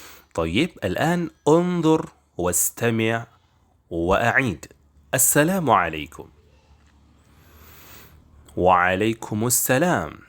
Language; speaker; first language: Arabic; non-native, fluent; Indonesian